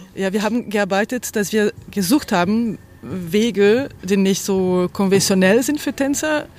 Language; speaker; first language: German; non-native, fluent; Portuguese